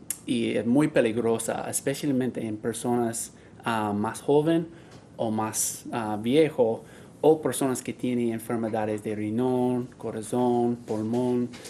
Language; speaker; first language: Spanish; non-native, learner; English